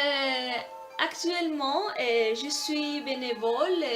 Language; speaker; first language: French; non-native, learner; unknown